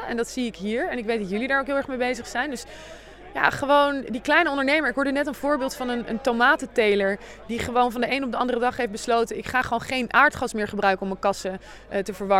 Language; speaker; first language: Dutch; native; Dutch